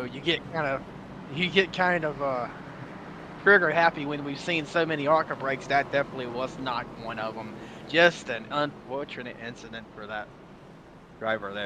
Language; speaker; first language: English; native; English